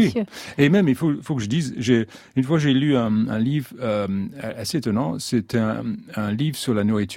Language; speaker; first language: French; non-native, fluent; English